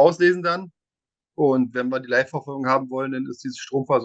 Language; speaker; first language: German; native; German